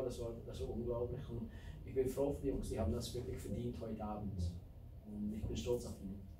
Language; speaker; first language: German; non-native, fluent; English